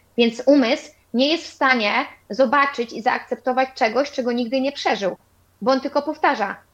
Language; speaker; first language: Polish; native; Polish